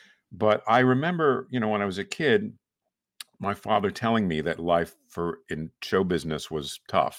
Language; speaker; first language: English; native; English